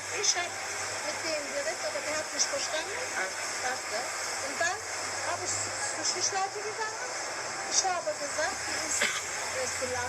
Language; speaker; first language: German; non-native, fluent; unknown